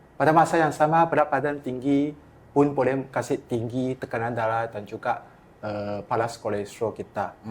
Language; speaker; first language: Malay; non-native, local second language; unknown